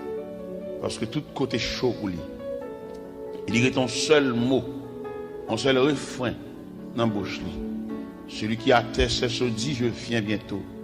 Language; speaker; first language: French; non-native, local second language; Haitian Creole